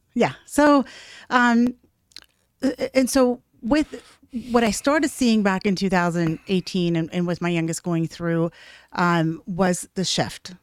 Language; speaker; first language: English; early bilingual, other home language; Norwegian